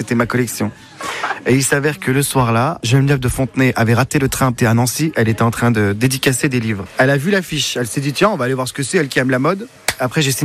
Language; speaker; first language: French; early bilingual, other home language; Arabic